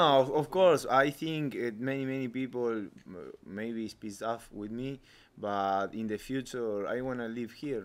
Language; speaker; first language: English; non-native, learner; Spanish